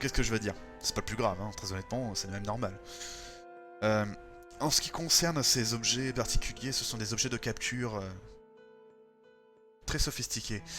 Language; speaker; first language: French; native; French